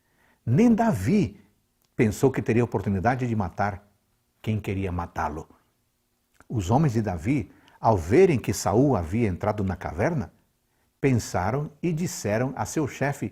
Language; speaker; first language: Portuguese; native; Portuguese